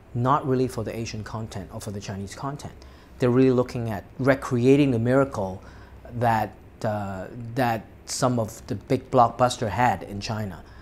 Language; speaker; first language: English; non-native, local second language; Cantonese